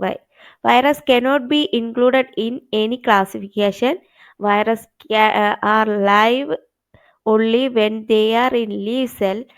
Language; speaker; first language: English; non-native, local second language; Malayalam